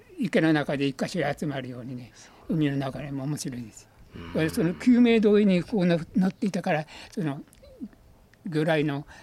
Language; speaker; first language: Japanese; native; Japanese